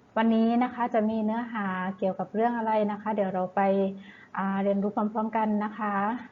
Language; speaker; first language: Thai; native; Thai